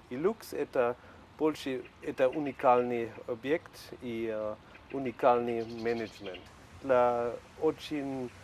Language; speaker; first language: Russian; non-native, learner; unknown